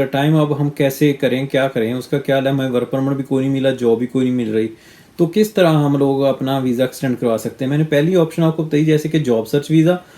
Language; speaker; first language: Urdu; non-native, local second language; Punjabi